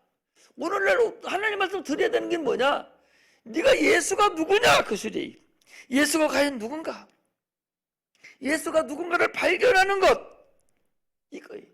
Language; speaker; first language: Korean; native; Korean